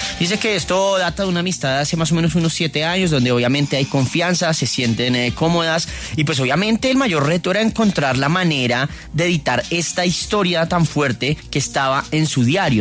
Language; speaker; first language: Spanish; native; Spanish